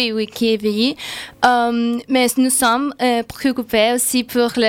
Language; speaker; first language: French; non-native, learner; Spanish